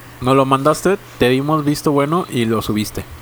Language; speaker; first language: Spanish; native; Spanish